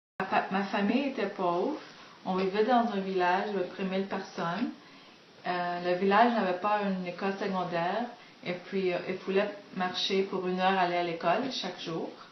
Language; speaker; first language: French; non-native, fluent; Greek